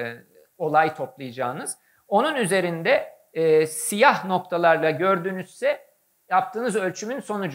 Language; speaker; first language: Turkish; native; Turkish